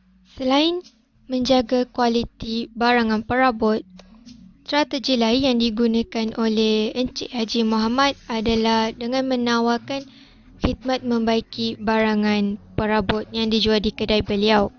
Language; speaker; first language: Malay; native; Malay